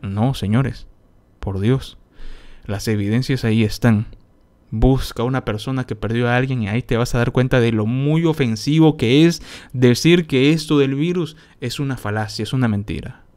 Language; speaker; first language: Spanish; native; Spanish